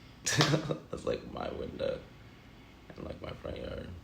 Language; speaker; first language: English; native; English